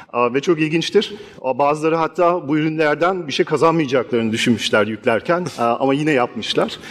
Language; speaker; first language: Turkish; non-native, fluent; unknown